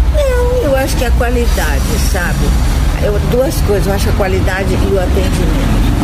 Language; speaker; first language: Portuguese; native; Portuguese